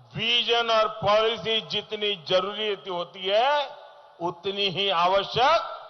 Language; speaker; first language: Hindi; non-native, local second language; Gujarati